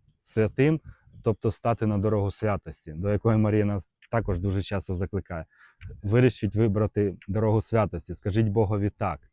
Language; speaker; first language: Ukrainian; non-native, local second language; Russian